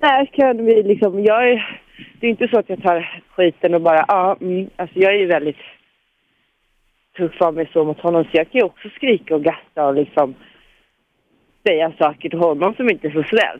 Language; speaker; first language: Swedish; native; Swedish